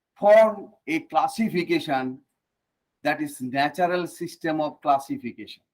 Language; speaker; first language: English; non-native, local second language; Bangla